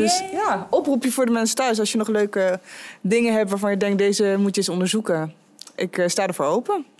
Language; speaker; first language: Dutch; native; Dutch